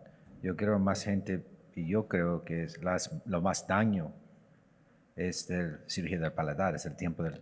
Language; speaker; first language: Spanish; non-native, learner; English